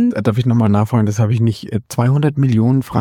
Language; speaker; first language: German; native; German